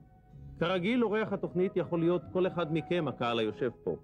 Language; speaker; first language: Hebrew; native; Hebrew